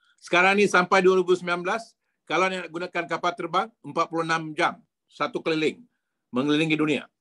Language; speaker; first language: Malay; native; Malay